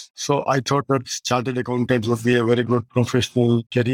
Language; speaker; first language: English; non-native, local second language; Marwari